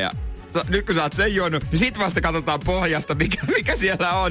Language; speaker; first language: Finnish; native; Finnish